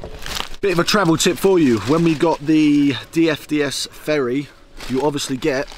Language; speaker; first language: English; native; English